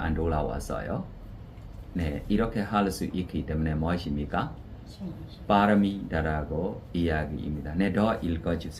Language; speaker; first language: Korean; non-native, fluent; Burmese